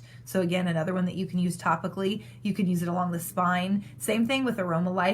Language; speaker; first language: English; native; English